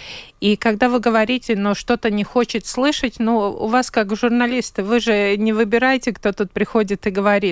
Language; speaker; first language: Russian; non-native, local second language; Latvian